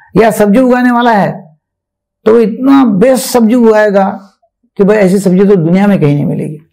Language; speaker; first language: Hindi; non-native, local second language; Marathi